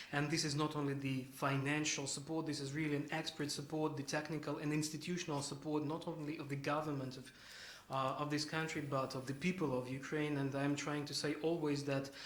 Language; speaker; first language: English; non-native, fluent; Ukrainian